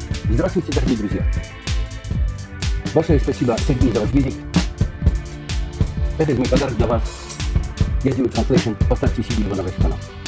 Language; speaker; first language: Russian; non-native, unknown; Polish